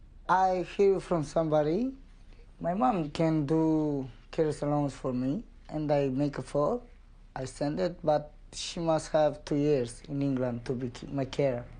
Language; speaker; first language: English; non-native, learner; Romanian